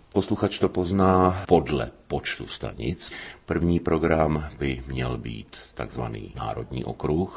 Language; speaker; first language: Czech; native; Czech